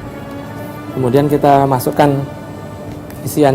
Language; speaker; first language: Indonesian; native; Indonesian